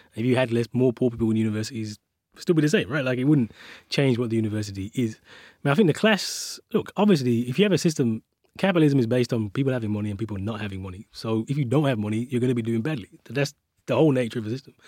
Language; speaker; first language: English; native; English